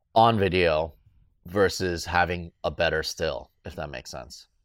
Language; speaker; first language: English; native; English